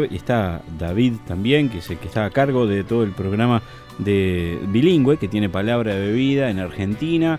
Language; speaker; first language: Spanish; native; Spanish